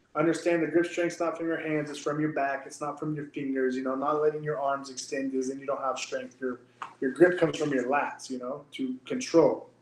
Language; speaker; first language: English; native; English